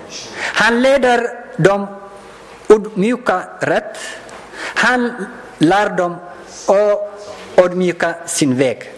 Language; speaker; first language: Swedish; non-native, learner; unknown